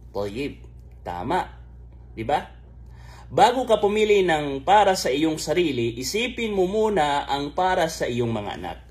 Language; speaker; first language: Filipino; non-native, local second language; Maranao